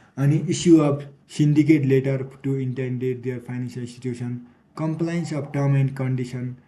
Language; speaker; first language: English; non-native, local second language; Nepali